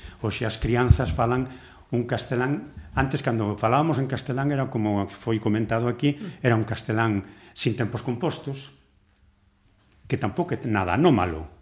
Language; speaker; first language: Galician; non-native, local second language; Spanish